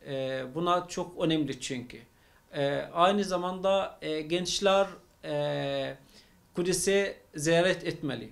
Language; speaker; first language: Turkish; non-native, fluent; Arabic